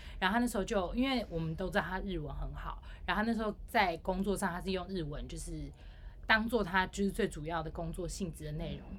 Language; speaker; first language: Chinese; native; Chinese